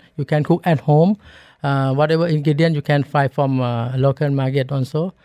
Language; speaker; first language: English; non-native, learner; Thai